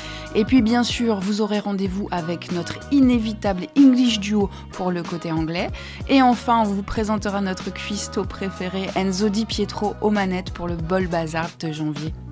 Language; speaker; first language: French; native; French